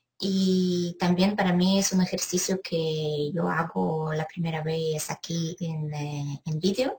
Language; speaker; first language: Spanish; non-native, fluent; Ukrainian